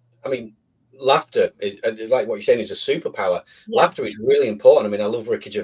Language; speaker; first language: English; native; English